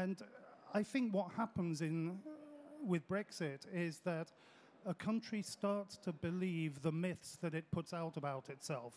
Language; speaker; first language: English; early bilingual, other home language; French